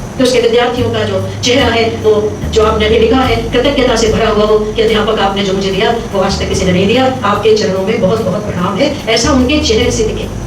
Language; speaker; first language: Hindi; native; Hindi